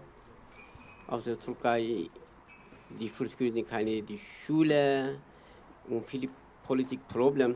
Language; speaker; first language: German; non-native, learner; Kurdish